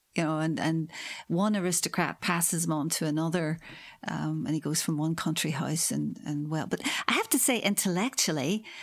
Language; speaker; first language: English; native; English